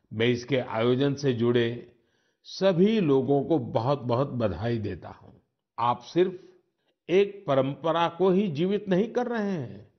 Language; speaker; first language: Hindi; non-native, local second language; Gujarati